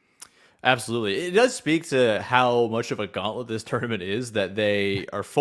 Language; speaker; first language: English; native; English